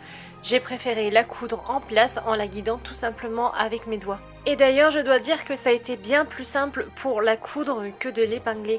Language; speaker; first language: French; native; French